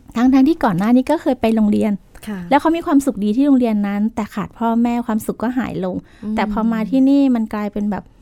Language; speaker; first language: Thai; native; Thai